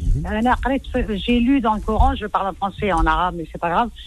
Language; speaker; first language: French; non-native, local second language; Arabic